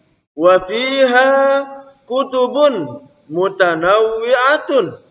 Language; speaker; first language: Arabic; non-native, fluent; Indonesian